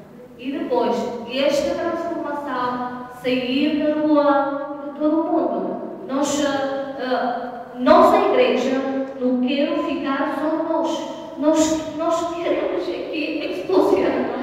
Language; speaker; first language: Portuguese; non-native, learner; Bulgarian